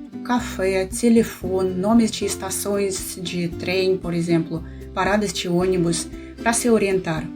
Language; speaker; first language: Portuguese; non-native, fluent; Russian